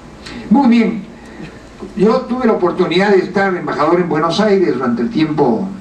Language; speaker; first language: Spanish; native; Spanish